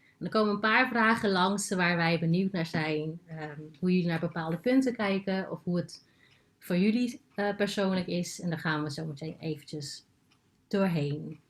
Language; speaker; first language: Dutch; non-native, local second language; Papiamento